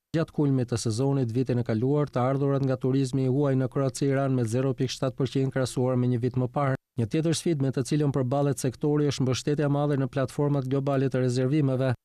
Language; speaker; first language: Albanian; native; Albanian